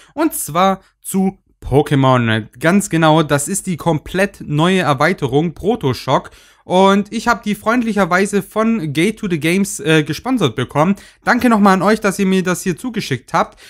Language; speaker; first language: German; native; German